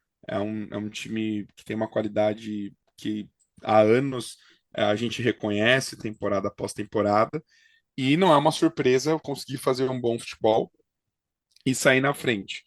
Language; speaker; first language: Portuguese; native; Portuguese